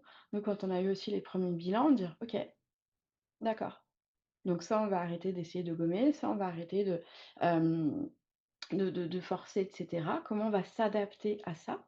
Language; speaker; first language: French; native; French